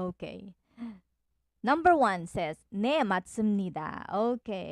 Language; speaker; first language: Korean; non-native, learner; Filipino